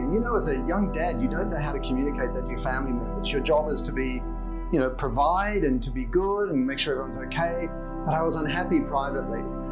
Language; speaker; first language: English; native; English